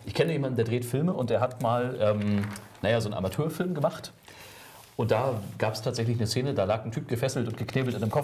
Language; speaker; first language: German; native; German